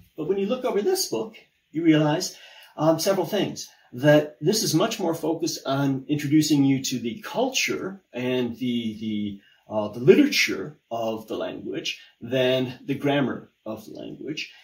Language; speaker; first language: English; native; English